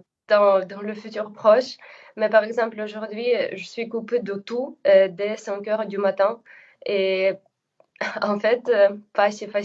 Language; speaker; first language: French; non-native, fluent; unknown